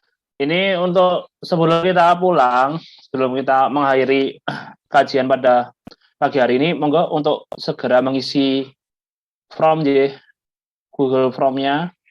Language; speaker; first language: Indonesian; native; Indonesian